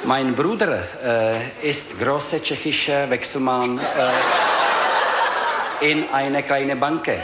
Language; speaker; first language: German; non-native, learner; Czech